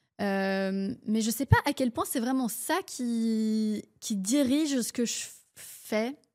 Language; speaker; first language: French; early bilingual, heritage; French